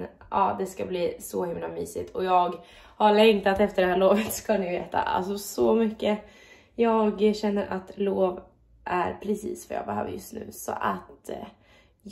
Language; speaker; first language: Swedish; native; Swedish